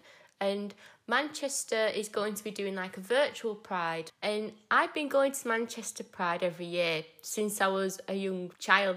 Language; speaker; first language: English; native; English